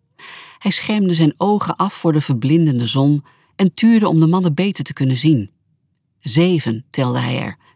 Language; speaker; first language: Dutch; native; Dutch